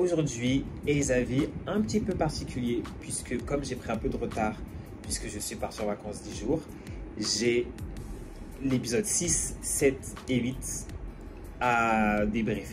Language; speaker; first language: French; native; French